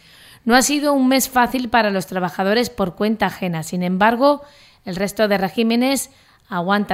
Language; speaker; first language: Spanish; native; Spanish